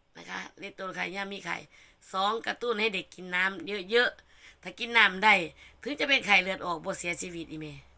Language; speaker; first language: Thai; native; Thai